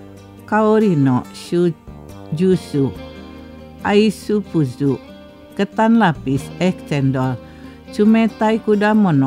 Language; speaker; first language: Japanese; non-native, fluent; Indonesian